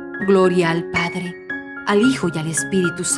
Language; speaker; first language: Spanish; native; Spanish